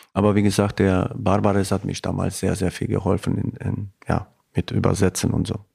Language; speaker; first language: German; non-native, fluent; Albanian